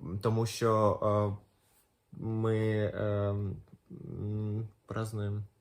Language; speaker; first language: Ukrainian; non-native, local second language; Russian